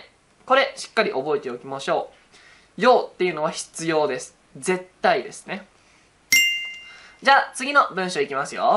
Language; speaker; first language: Japanese; native; Japanese